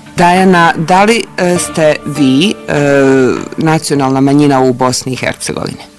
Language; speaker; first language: Bosnian; native; Bosnian